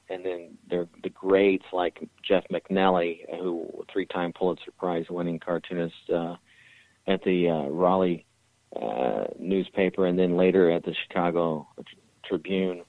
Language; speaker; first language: English; native; English